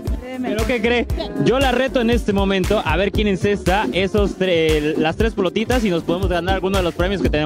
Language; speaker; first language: Spanish; native; Spanish